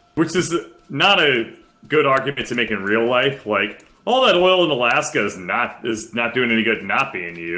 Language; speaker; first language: English; native; English